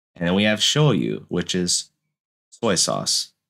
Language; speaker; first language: English; native; English